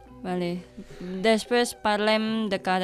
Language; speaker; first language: Catalan; non-native, learner; Indonesian